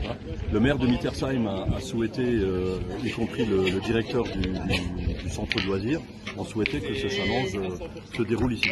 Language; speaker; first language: French; native; French